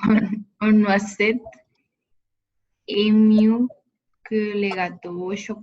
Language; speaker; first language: French; non-native, learner; Spanish